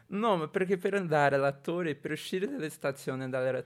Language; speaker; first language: Italian; non-native, learner; Portuguese